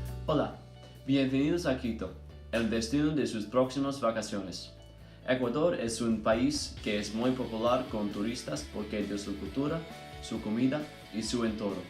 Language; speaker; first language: Spanish; non-native, learner; English